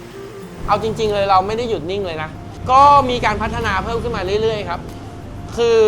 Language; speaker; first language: Thai; native; Thai